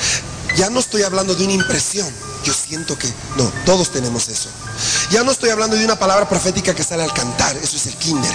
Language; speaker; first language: Spanish; native; Spanish